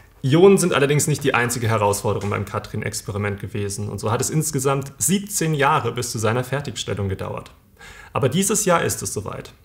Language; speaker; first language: German; native; German